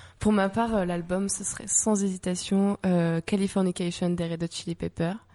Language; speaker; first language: French; native; French